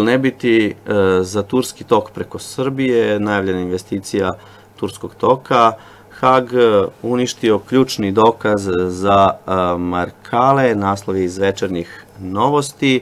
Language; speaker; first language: Serbian; native; Serbian